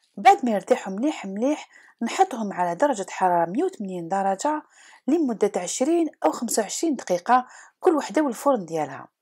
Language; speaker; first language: Arabic; native; Arabic